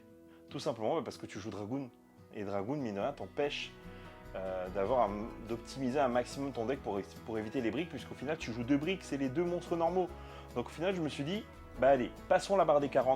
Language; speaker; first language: French; native; French